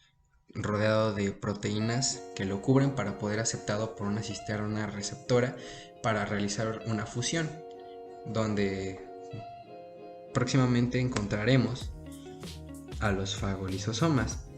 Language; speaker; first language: Spanish; native; Spanish